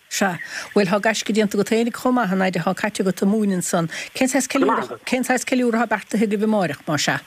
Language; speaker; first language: Irish; native; Irish